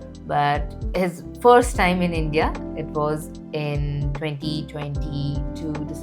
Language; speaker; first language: English; non-native, local second language; Hindi